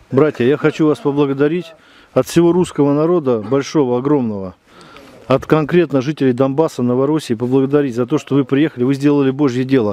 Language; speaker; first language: Russian; native; Russian